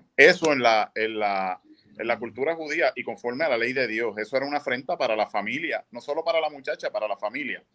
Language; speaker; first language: Spanish; native; Spanish